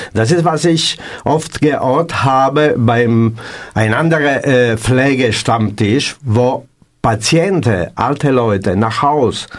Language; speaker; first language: German; non-native, learner; Italian